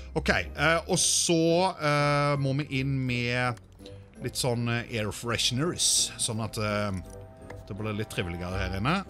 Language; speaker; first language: Norwegian; native; Norwegian